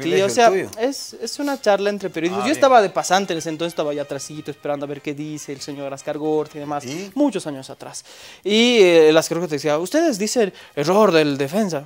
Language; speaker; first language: Spanish; native; Spanish